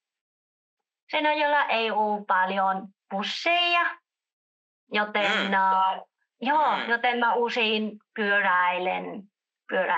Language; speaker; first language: Finnish; non-native, learner; Vietnamese